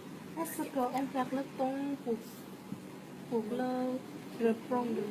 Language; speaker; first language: French; non-native, learner; Vietnamese